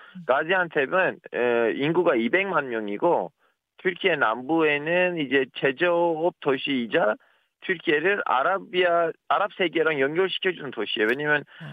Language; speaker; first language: Korean; non-native, fluent; Turkish